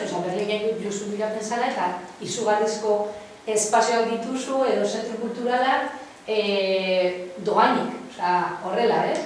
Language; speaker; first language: Basque; non-native, local second language; Spanish